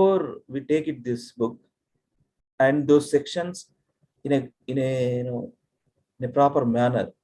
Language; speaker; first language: English; non-native, local second language; Telugu